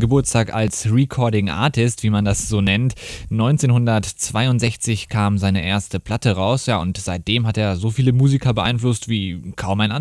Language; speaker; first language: German; native; German